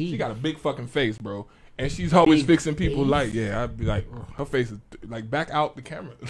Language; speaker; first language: English; native; English